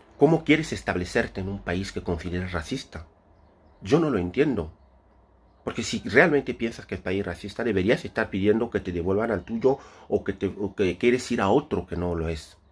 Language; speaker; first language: Spanish; non-native, fluent; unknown